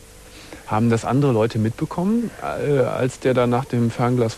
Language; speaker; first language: German; native; German